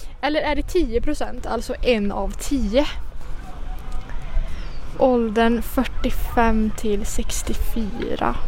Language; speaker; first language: Swedish; native; Swedish